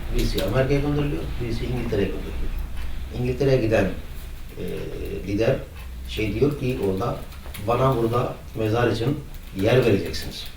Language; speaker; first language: Turkish; non-native, fluent; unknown